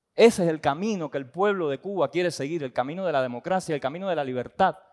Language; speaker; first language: Spanish; native; Spanish